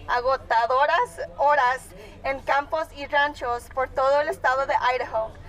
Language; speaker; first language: Spanish; early bilingual, heritage; Spanish